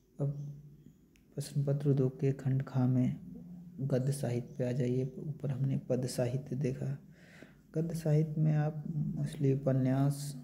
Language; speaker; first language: Hindi; native; Hindi